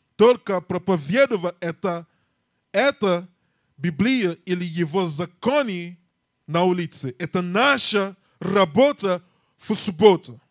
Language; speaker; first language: Russian; non-native, learner; English